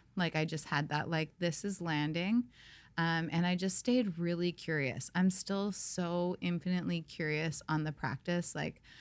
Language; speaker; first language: English; native; English